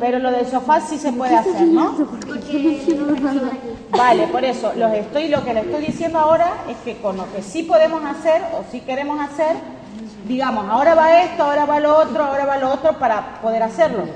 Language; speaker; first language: Spanish; native; Spanish